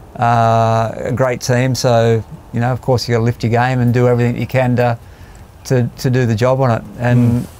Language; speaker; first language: English; native; English